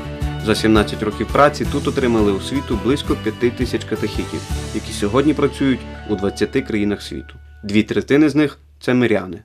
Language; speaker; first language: Ukrainian; native; Ukrainian